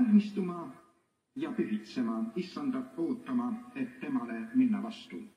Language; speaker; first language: Estonian; native; Estonian